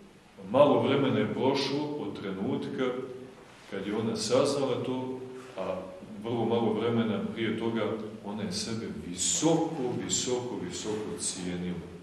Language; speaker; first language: Serbian; native; Serbian